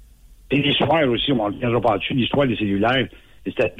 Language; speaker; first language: French; native; French